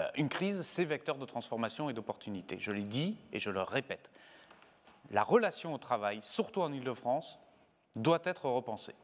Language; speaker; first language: French; native; French